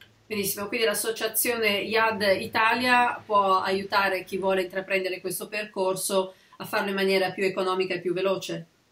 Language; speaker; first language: Italian; native; Italian